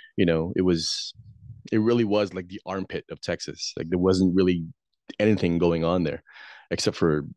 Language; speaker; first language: English; non-native, local second language; Filipino